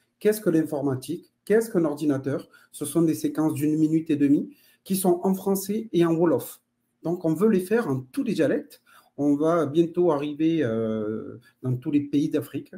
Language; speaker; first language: French; native; French